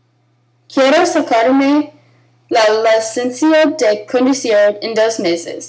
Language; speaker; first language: Spanish; non-native, learner; English